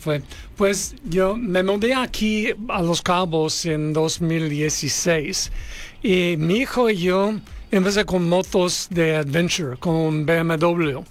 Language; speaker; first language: Spanish; non-native, learner; English